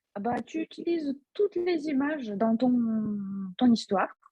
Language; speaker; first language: French; non-native, fluent; Russian